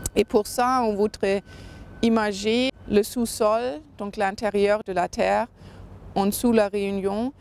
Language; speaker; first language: French; non-native, fluent; German